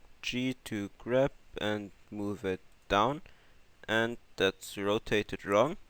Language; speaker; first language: English; non-native, fluent; German